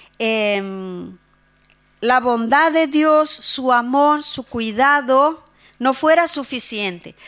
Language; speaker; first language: Spanish; non-native, fluent; Portuguese